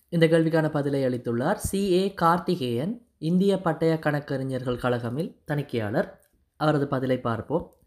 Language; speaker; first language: Tamil; native; Tamil